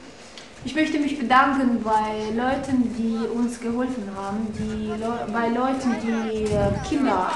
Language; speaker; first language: German; non-native, fluent; Russian